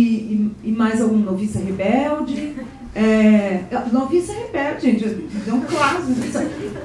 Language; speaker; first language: Portuguese; native; Portuguese